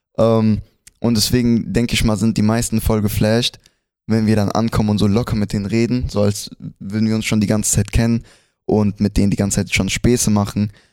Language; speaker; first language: German; early bilingual, other home language; Spanish